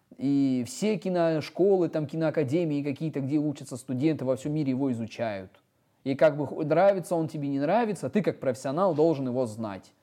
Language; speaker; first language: Russian; native; Russian